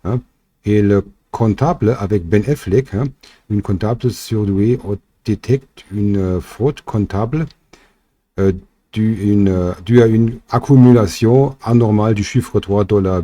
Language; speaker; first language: French; non-native, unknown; German